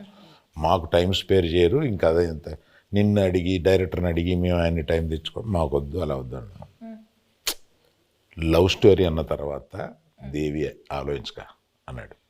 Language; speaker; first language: Telugu; native; Telugu